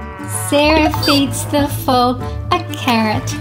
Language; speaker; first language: English; native; English